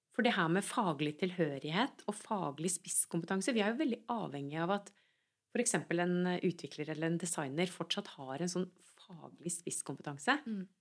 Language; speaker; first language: Norwegian; native; Norwegian